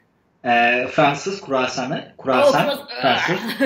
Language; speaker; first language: Azerbaijani; non-native, fluent; Turkish